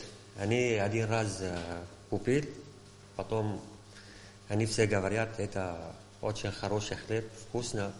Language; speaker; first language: Russian; non-native, learner; Arabic